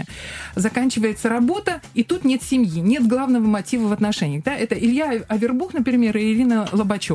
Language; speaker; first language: Russian; native; Russian